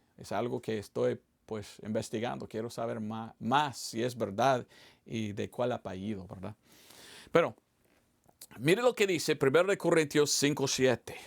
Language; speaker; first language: Spanish; non-native, fluent; English